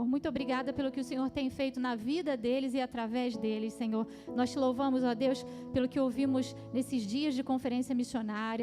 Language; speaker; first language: Portuguese; native; Portuguese